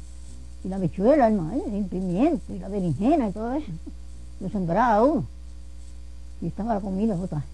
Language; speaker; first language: Spanish; native; Spanish